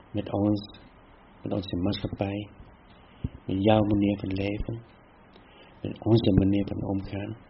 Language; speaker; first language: Dutch; non-native, fluent; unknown